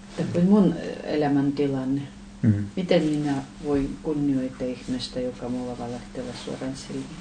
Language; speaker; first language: Finnish; non-native, learner; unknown